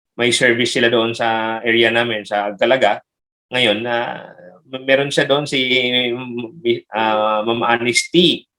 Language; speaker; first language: Filipino; non-native, local second language; Hiligaynon